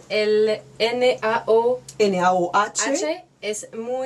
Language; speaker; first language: Spanish; non-native, learner; French